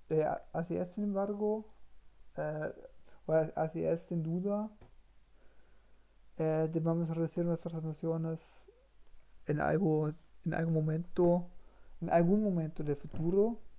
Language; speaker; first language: Spanish; non-native, learner; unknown